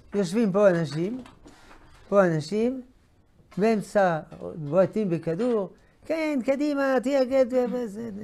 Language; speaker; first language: Hebrew; non-native, fluent; French